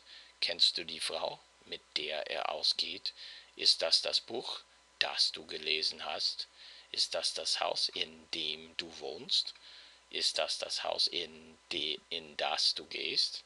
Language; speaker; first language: German; non-native, fluent; English